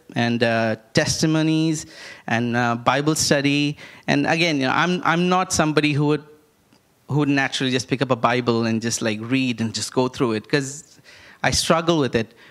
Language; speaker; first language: English; non-native, local second language; Malayalam